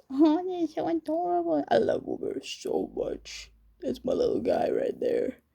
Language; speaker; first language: English; non-native, fluent; Danish